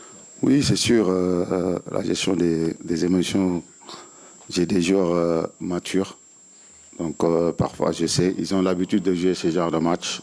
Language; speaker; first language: French; non-native, local second language; Wolof